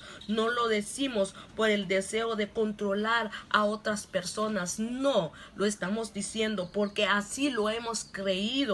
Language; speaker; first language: Spanish; non-native, local second language; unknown